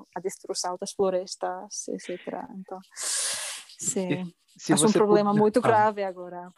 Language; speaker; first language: Portuguese; non-native, learner; English